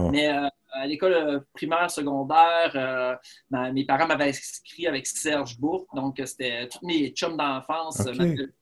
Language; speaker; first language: French; native; French